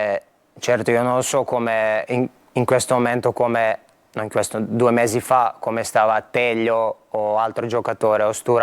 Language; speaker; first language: Italian; non-native, fluent; Croatian